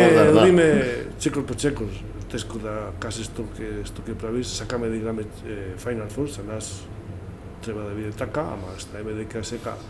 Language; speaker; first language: Macedonian; non-native, learner; Spanish